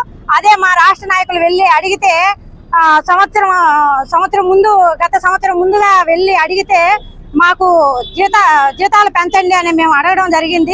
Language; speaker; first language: Telugu; native; Telugu